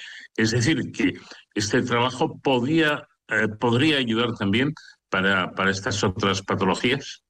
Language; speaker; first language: Spanish; native; Spanish